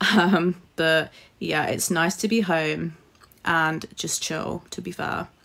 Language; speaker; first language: English; native; English